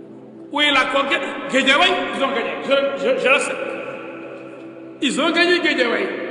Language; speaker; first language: French; non-native, local second language; Wolof